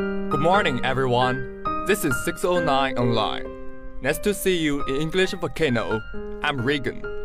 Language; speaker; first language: English; non-native, fluent; Chinese